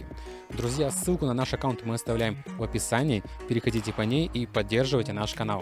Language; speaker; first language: Russian; native; Russian